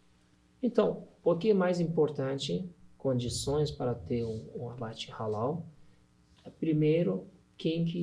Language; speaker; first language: Portuguese; non-native, learner; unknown